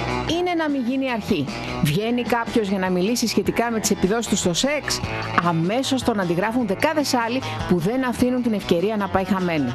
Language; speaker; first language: Greek; native; Greek